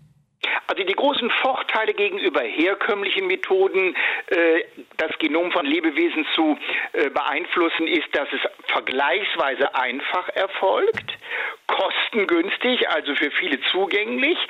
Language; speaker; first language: German; native; German